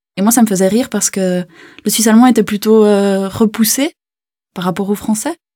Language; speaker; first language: French; native; French